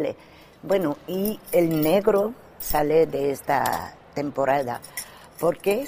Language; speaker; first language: Spanish; non-native, fluent; French